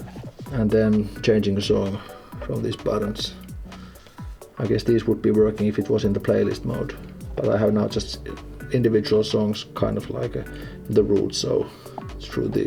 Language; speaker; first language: English; non-native, fluent; Finnish